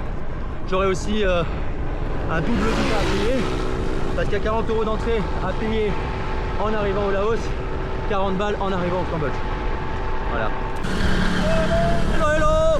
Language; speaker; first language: French; native; French